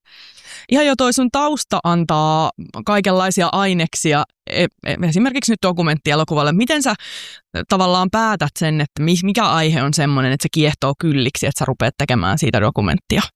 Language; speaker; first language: Finnish; native; Finnish